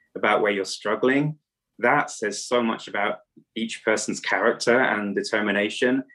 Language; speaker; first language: English; native; English